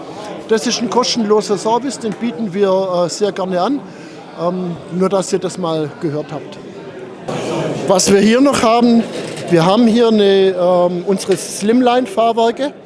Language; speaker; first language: German; native; German